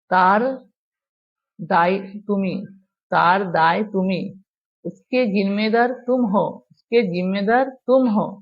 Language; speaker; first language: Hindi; non-native, fluent; Bangla